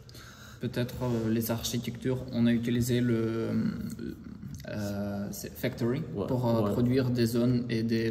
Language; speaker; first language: French; non-native, learner; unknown